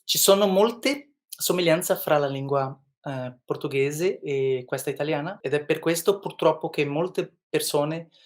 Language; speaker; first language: Italian; non-native, fluent; Portuguese